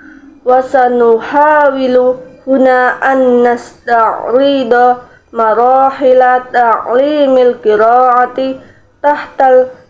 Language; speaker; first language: Arabic; non-native, learner; Indonesian